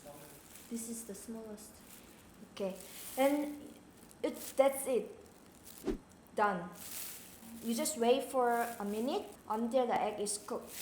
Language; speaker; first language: English; non-native, fluent; Korean